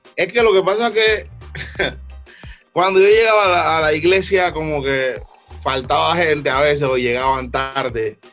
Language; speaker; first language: Spanish; native; Spanish